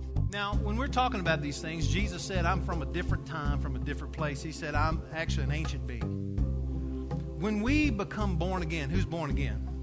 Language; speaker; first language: English; native; English